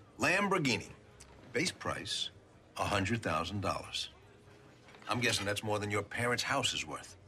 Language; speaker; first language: English; early bilingual, other home language; Tamil